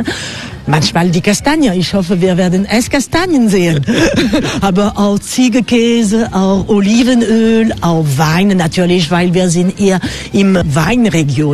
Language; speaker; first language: German; non-native, fluent; French